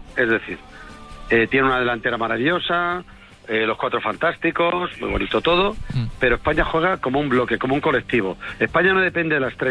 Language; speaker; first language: Spanish; native; Spanish